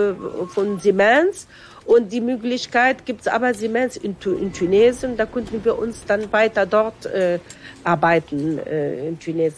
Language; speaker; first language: German; non-native, fluent; Arabic